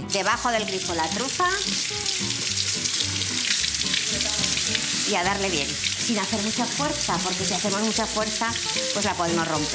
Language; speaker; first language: Spanish; native; Spanish